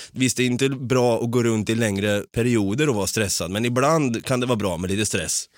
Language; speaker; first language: Swedish; native; Swedish